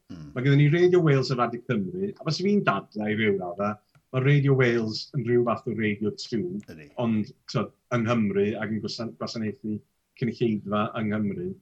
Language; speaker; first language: Welsh; native; Welsh